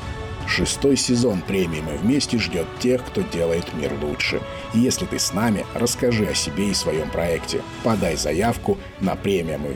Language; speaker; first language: Russian; native; Russian